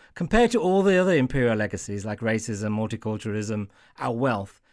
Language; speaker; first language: English; native; English